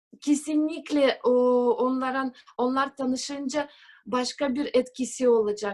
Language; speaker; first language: Turkish; non-native, fluent; Russian